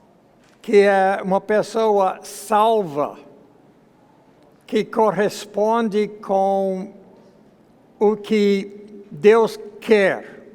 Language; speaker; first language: Portuguese; non-native, fluent; English